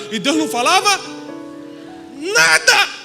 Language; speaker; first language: Portuguese; native; Portuguese